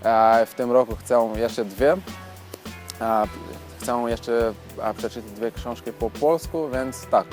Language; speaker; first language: Polish; non-native, fluent; Portuguese